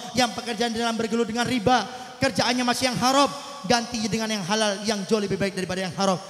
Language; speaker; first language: Indonesian; native; Indonesian